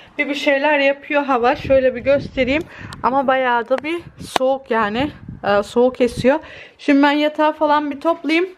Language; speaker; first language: Turkish; early bilingual, heritage; Turkish